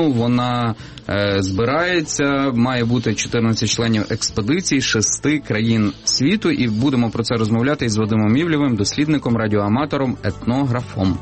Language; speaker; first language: Ukrainian; native; Ukrainian